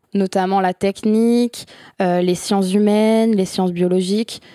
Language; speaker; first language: French; native; French